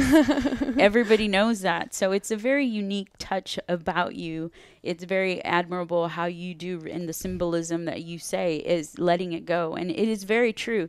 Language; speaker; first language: English; native; English